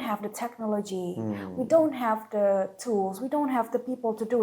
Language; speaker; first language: English; non-native, local second language; Indonesian